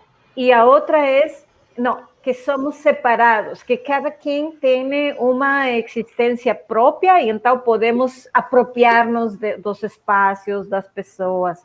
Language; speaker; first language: Portuguese; non-native, fluent; Spanish